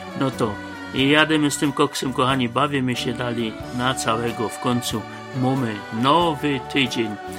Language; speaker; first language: Polish; native; Polish